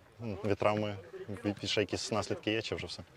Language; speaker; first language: Ukrainian; native; Ukrainian